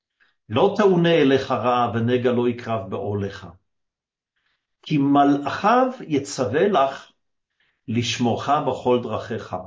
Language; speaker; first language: Hebrew; non-native, fluent; English